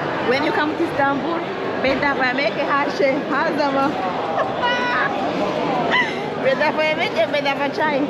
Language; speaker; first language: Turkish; non-native, learner; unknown